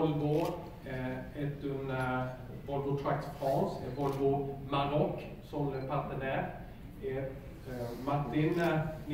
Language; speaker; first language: French; non-native, learner; Swedish